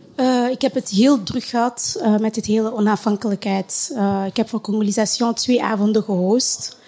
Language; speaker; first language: Dutch; early bilingual, other home language; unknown